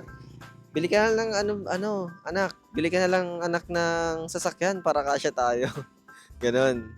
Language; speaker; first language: Filipino; native; Filipino